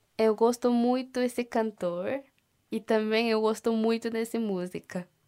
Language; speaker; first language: Portuguese; non-native, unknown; Korean